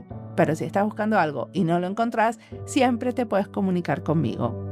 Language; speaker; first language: Spanish; native; Spanish